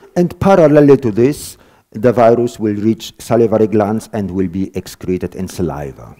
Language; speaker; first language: English; non-native, fluent; Polish